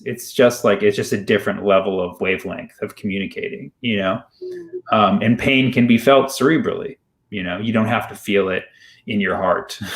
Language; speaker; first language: English; early bilingual, other home language; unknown